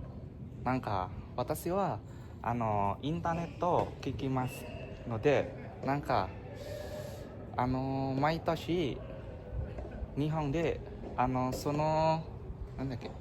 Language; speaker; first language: Japanese; non-native, learner; Indonesian